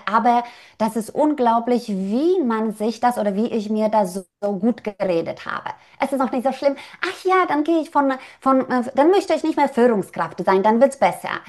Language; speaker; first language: German; non-native, fluent; Polish